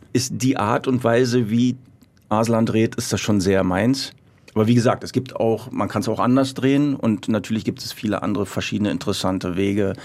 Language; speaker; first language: German; early bilingual, other home language; Croatian